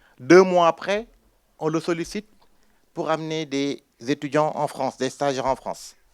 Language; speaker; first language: French; non-native, local second language; Wolof